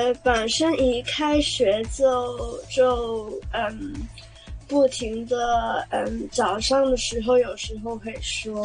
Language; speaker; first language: Chinese; non-native, local second language; Cantonese